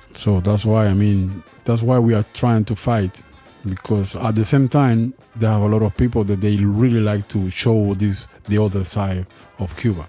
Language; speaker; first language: English; non-native, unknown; Spanish